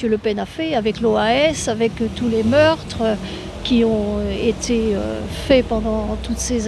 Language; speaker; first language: French; native; French